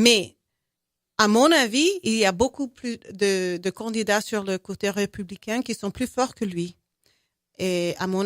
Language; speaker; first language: French; non-native, fluent; English